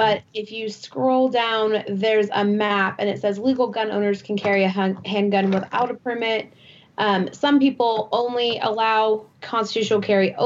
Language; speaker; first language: English; native; English